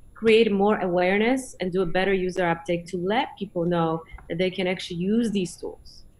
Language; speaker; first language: English; non-native, fluent; Polish